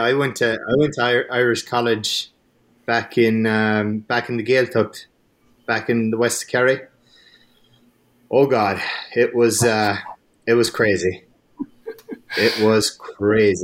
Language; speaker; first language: English; native; English